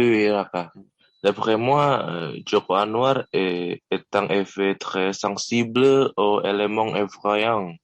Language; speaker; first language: French; non-native, learner; Indonesian